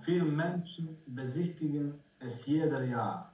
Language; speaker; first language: German; non-native, learner; Croatian